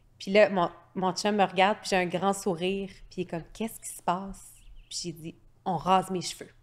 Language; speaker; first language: French; native; French